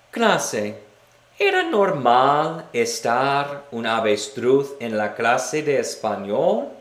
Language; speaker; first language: Spanish; non-native, fluent; English